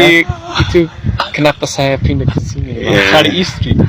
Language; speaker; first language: Indonesian; non-native, learner; English